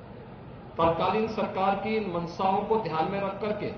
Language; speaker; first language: Hindi; native; Hindi